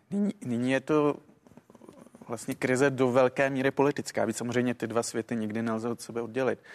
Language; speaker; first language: Czech; native; Czech